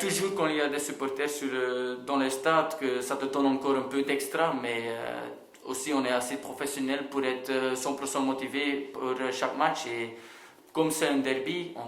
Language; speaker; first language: French; non-native, local second language; Dutch